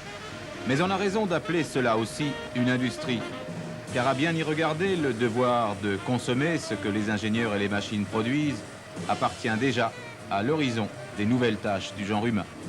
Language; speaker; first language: French; native; French